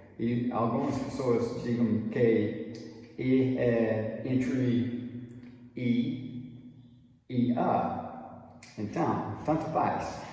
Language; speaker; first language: Portuguese; non-native, fluent; English